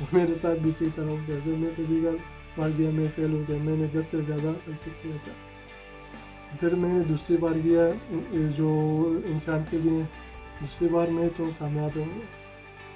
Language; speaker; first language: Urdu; non-native, fluent; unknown